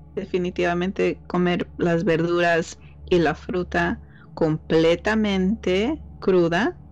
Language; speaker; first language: Spanish; native; Spanish